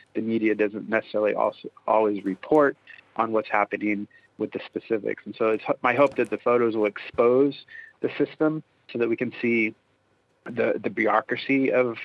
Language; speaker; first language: English; native; English